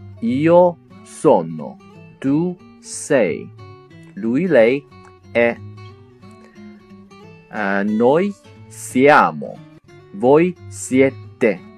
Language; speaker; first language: Italian; non-native, fluent; Chinese